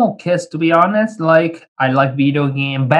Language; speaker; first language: English; early bilingual, other home language; Vietnamese